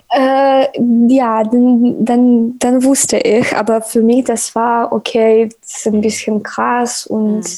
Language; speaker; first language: German; non-native, learner; Ukrainian